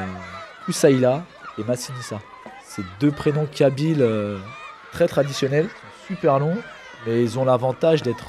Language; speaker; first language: French; early bilingual, other home language; Kabyle